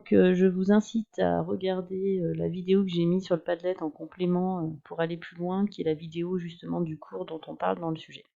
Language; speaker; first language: French; native; French